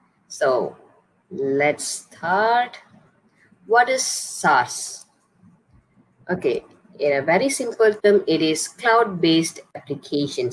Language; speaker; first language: English; non-native, local second language; Tamil